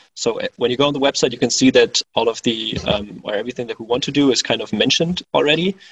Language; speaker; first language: English; non-native, fluent; German